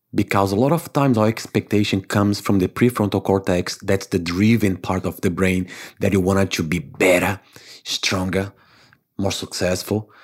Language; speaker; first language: English; non-native, fluent; Portuguese